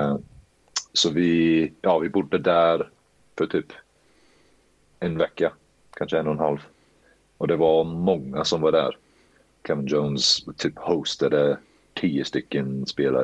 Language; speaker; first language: Swedish; early bilingual, heritage; Swedish